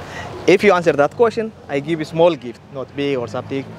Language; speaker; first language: English; non-native, learner; Tigrinya